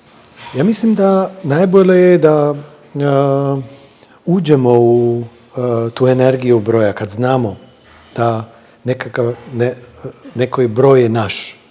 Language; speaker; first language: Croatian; non-native, fluent; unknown